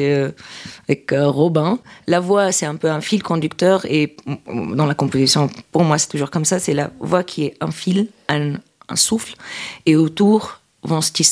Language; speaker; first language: French; non-native, local second language; Arabic